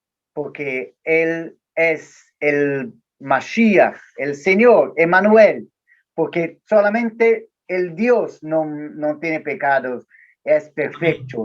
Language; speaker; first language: Spanish; non-native, learner; Portuguese